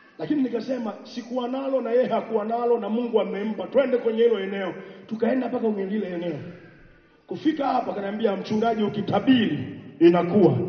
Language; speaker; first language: Swahili; native; Swahili